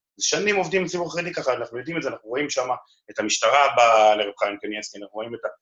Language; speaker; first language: Hebrew; native; Hebrew